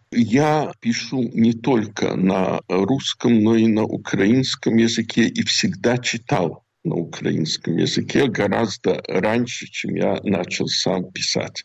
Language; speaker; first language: Russian; native; Russian